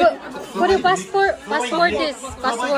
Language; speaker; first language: Japanese; non-native, learner; Filipino